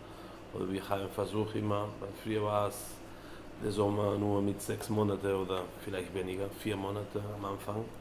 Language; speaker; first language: German; non-native, fluent; Catalan